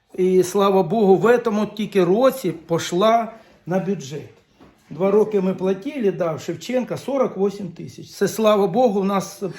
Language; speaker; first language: Ukrainian; non-native, local second language; Russian